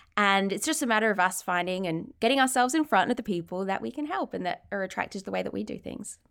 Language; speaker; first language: English; native; English